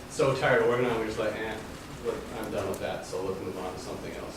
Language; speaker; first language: English; native; English